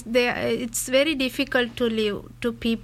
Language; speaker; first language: English; non-native, learner; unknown